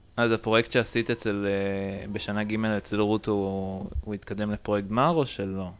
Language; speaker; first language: Hebrew; native; Hebrew